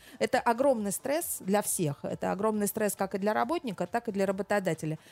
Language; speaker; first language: Russian; native; Russian